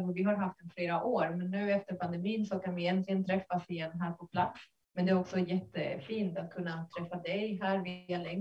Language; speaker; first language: Swedish; non-native, fluent; Spanish